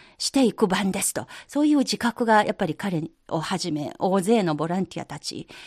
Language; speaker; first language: Japanese; non-native, fluent; Chinese